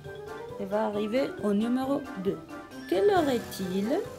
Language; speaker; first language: French; non-native, fluent; Spanish